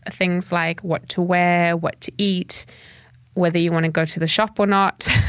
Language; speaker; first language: English; native; English